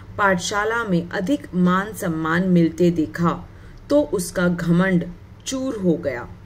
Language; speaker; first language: Hindi; non-native, local second language; Marathi